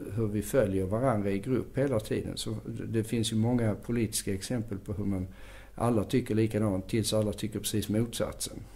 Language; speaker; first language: Swedish; native; Swedish